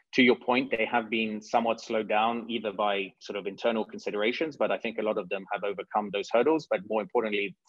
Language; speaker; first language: English; non-native, fluent; French